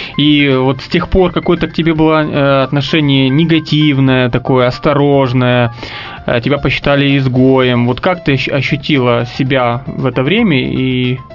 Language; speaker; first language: Russian; native; Russian